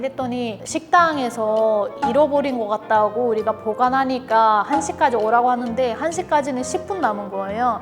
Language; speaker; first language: Korean; non-native, fluent; Turkish